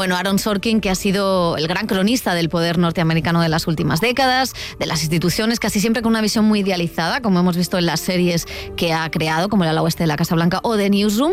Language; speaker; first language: Spanish; native; Spanish